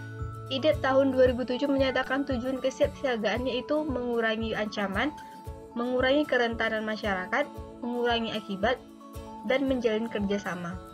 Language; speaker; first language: Indonesian; native; Indonesian